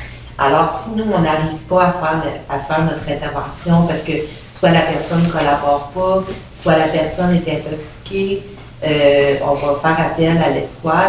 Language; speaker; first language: French; native; French